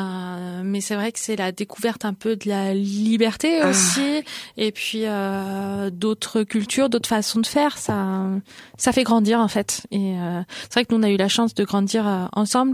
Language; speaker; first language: French; native; French